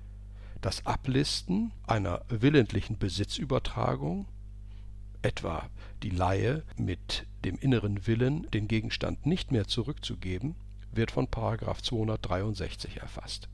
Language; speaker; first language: German; native; German